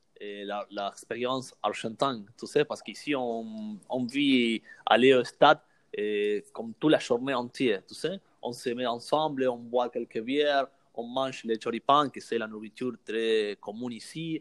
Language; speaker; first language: French; non-native, learner; Spanish